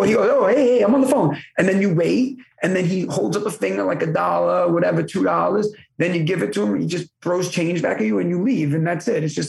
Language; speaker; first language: English; native; English